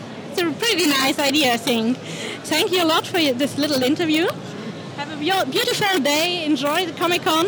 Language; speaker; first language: English; non-native, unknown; German